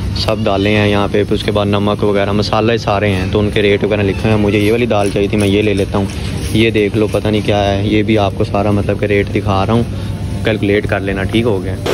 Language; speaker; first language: Urdu; native; Urdu